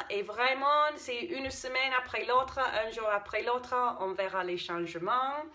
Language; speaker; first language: French; non-native, fluent; English